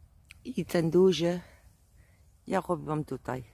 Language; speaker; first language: Polish; non-native, learner; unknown